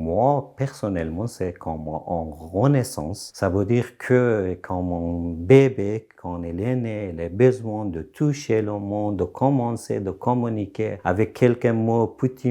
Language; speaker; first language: French; non-native, fluent; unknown